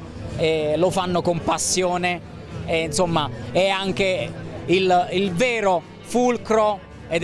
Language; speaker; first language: Italian; native; Italian